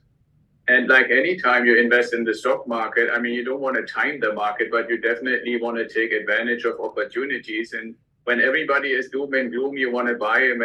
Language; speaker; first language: English; non-native, fluent; German